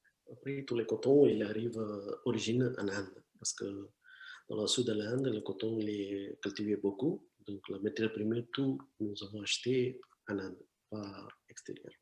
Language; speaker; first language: French; non-native, learner; Tamil